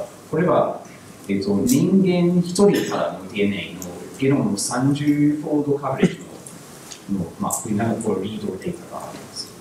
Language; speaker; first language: Japanese; non-native, learner; English